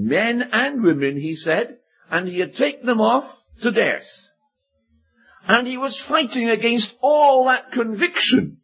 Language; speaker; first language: English; native; English